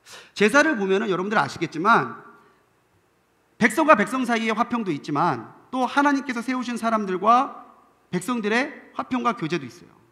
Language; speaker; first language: Korean; native; Korean